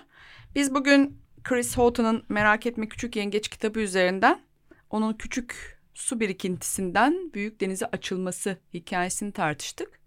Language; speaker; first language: Turkish; native; Turkish